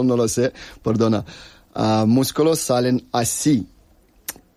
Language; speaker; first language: Spanish; non-native, learner; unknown